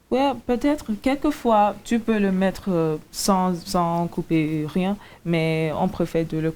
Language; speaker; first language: French; non-native, learner; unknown